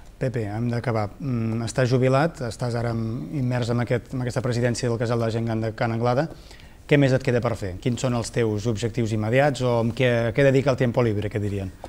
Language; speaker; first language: Catalan; native; Catalan